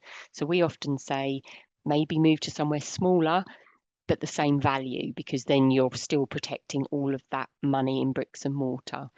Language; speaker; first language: English; native; English